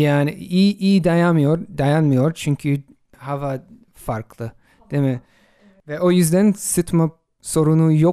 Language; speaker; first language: Turkish; non-native, fluent; English